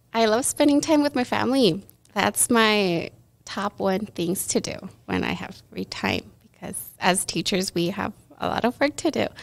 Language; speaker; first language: English; early bilingual, other home language; Spanish